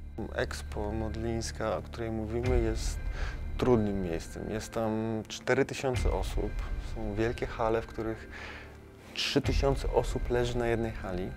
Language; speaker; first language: Polish; native; Polish